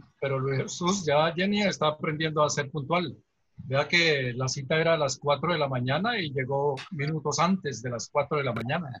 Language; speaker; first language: Spanish; native; Spanish